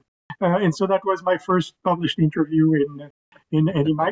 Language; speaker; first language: English; non-native, fluent; French